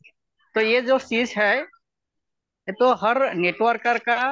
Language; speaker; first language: Hindi; non-native, local second language; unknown